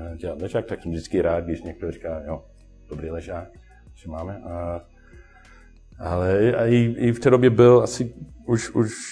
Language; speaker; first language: Czech; non-native, learner; English